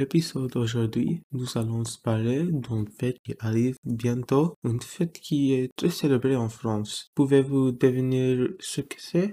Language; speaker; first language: French; non-native, learner; English